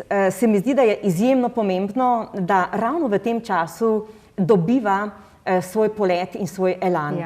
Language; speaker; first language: Slovenian; native; Slovenian